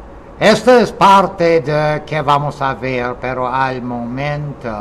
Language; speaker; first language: Spanish; non-native, fluent; English